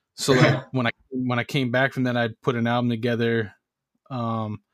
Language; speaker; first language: English; native; English